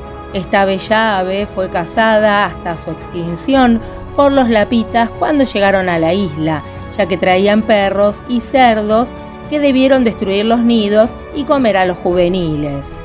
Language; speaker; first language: Spanish; native; Spanish